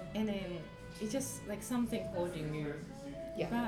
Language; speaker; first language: English; non-native, fluent; Japanese